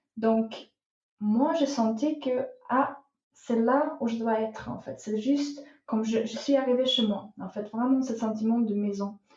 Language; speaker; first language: French; non-native, fluent; Russian